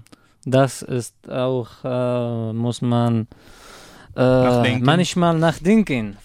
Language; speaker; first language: German; non-native, learner; Arabic